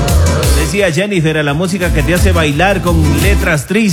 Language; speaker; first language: Spanish; native; Spanish